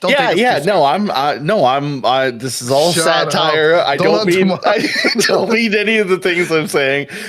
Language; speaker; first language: English; native; English